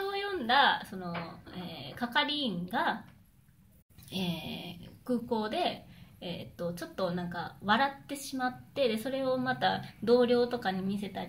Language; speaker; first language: Japanese; native; Japanese